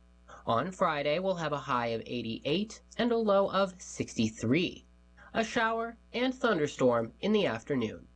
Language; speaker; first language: English; native; English